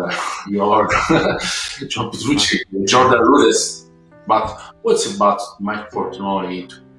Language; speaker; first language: English; non-native, learner; Italian